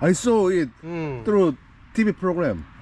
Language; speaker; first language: English; non-native, learner; Korean